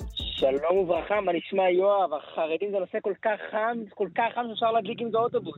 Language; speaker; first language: Hebrew; non-native, local second language; Yiddish